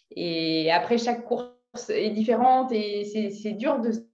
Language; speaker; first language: French; native; French